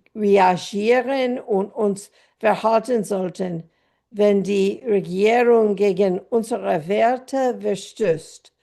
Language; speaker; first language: German; non-native, fluent; English